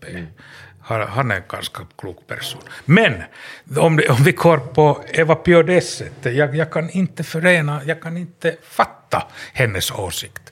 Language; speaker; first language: Swedish; non-native, learner; Finnish